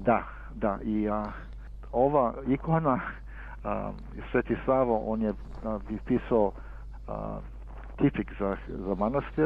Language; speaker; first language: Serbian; early bilingual, heritage; Serbian